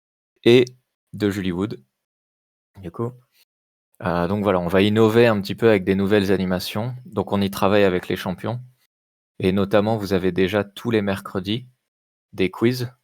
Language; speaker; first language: French; native; French